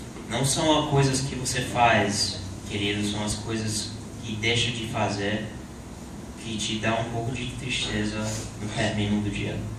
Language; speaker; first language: Portuguese; non-native, learner; English